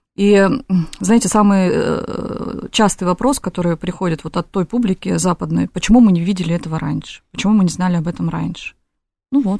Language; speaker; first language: Russian; native; Russian